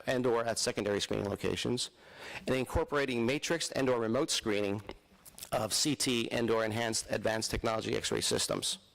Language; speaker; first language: English; native; English